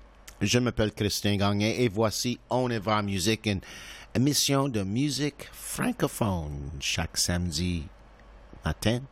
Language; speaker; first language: French; non-native, local second language; English